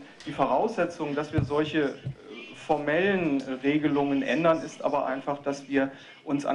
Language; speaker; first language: German; native; German